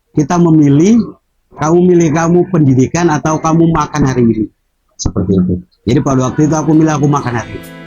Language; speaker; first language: Indonesian; native; Indonesian